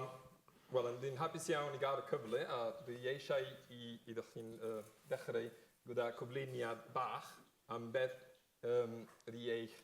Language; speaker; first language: Welsh; non-native, fluent; Spanish